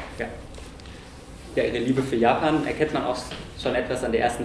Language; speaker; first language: German; native; German